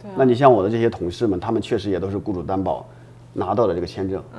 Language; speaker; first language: Chinese; native; Chinese